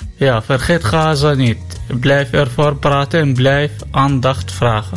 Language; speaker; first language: Dutch; non-native, learner; Arabic